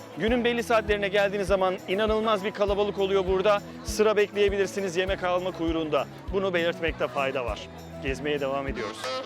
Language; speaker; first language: Turkish; native; Turkish